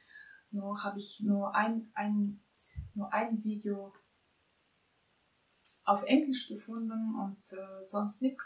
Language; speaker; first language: German; non-native, fluent; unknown